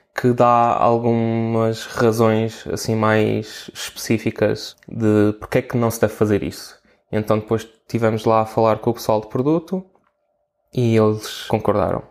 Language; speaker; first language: Portuguese; native; Portuguese